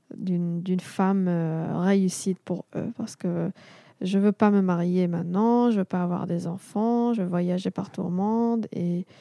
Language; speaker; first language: French; non-native, local second language; Arabic